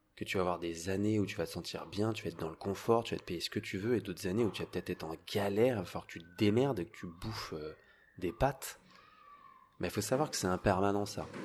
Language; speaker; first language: French; native; French